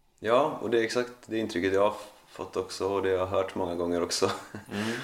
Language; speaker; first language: Swedish; native; Swedish